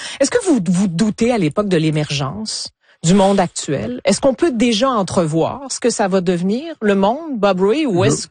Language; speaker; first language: French; native; French